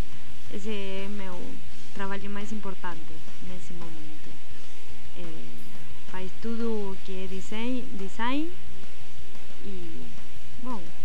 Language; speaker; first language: Portuguese; non-native, learner; Spanish